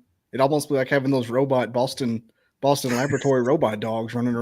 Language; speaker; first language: English; native; English